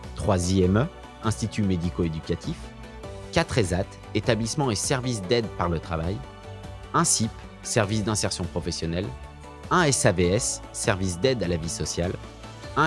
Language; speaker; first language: French; native; French